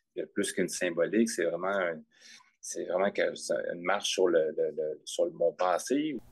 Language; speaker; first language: French; native; French